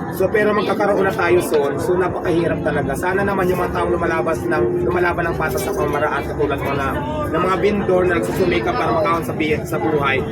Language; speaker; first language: Filipino; non-native, local second language; Waray